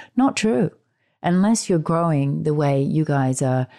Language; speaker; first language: English; native; English